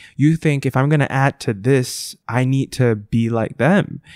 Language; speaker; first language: English; native; English